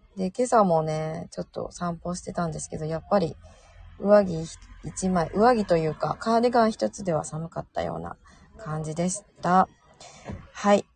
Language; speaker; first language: Japanese; native; Japanese